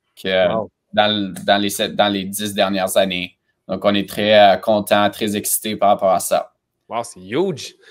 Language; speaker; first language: French; early bilingual, other home language; Romanian